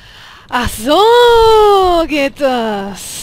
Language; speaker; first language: German; native; German